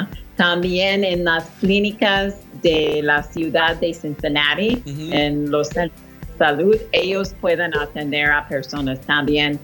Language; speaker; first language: Spanish; non-native, fluent; English